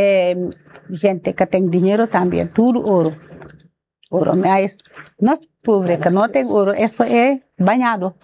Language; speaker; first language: Portuguese; non-native, learner; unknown